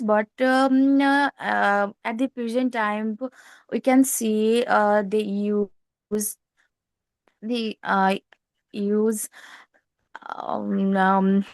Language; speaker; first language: English; non-native, learner; Nepali